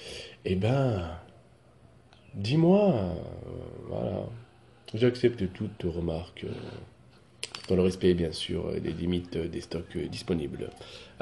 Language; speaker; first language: French; native; French